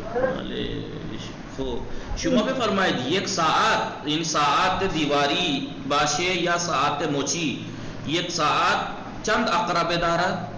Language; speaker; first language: Persian; non-native, fluent; Urdu